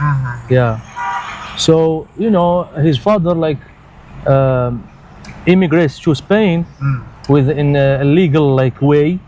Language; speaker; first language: English; non-native, local second language; Arabic